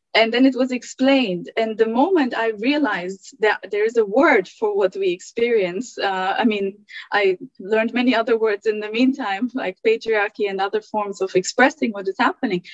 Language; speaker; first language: English; early bilingual, other home language; German